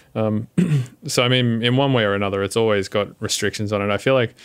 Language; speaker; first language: English; native; English